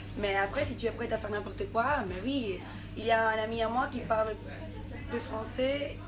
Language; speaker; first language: French; non-native, fluent; Spanish